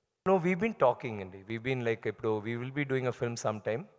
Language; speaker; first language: English; non-native, local second language; Tamil